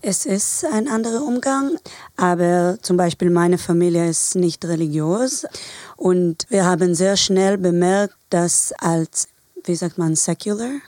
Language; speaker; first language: German; non-native, fluent; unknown